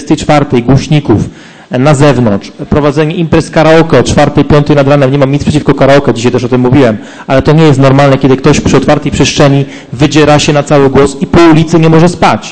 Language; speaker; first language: Polish; native; Polish